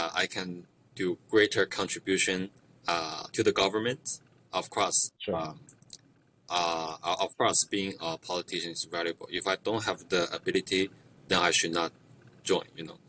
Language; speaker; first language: English; non-native, fluent; Chinese